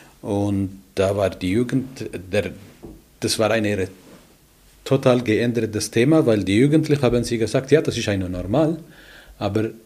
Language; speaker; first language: German; non-native, learner; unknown